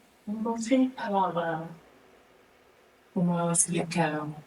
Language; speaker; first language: Portuguese; non-native, learner; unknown